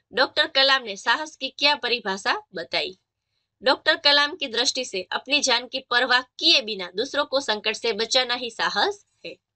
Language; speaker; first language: Hindi; non-native, local second language; Gujarati